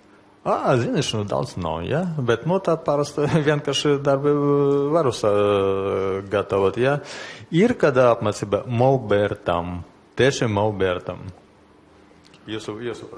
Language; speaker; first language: Latvian; non-native, learner; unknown